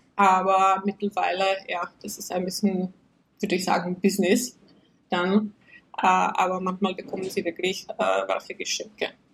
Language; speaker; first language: German; non-native, fluent; Czech